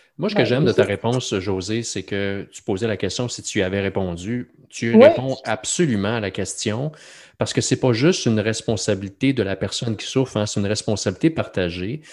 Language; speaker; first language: French; native; French